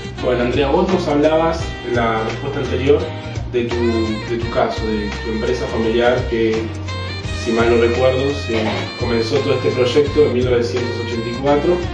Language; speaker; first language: Spanish; native; Spanish